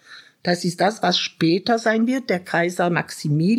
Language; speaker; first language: German; non-native, fluent; French